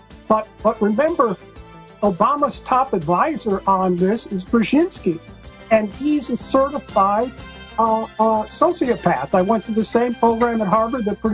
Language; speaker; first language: English; native; English